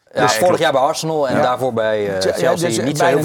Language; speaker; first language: Dutch; native; Dutch